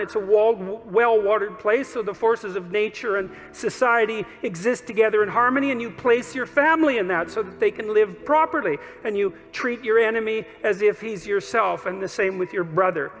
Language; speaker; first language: English; native; English